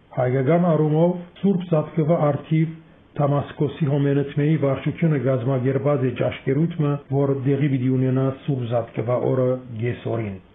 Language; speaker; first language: Armenian; early bilingual, heritage; Armenian